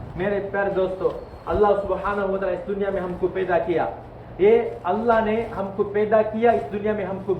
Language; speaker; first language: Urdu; non-native, fluent; Tamil